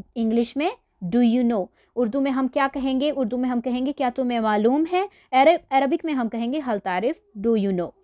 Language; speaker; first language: Urdu; native; Urdu